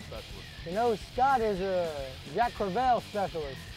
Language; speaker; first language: English; native; English